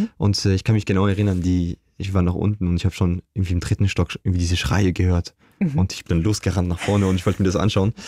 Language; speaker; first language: German; early bilingual, other home language; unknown